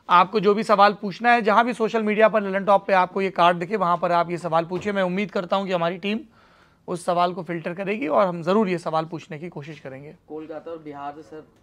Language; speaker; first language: Hindi; native; Hindi